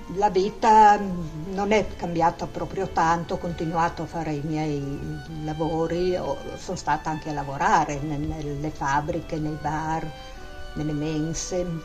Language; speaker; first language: Italian; non-native, local second language; Friulian